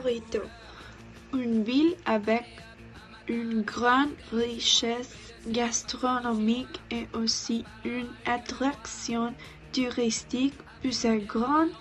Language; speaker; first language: French; non-native, learner; Spanish